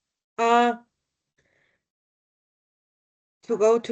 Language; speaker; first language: English; non-native, learner; Spanish